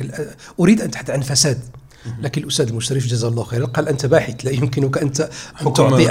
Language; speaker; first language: Arabic; native; Arabic